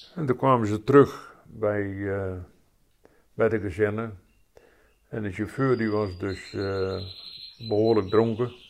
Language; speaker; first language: Dutch; native; Dutch